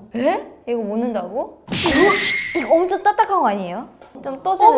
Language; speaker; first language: Korean; non-native, fluent; Japanese